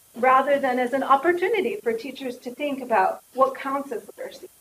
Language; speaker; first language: English; native; English